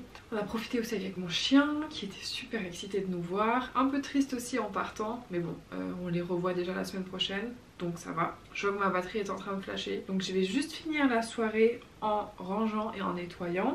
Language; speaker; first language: French; native; French